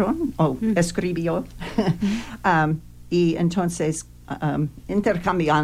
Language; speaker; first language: Spanish; non-native, learner; English